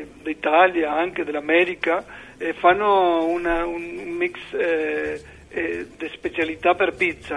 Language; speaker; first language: Italian; non-native, learner; Spanish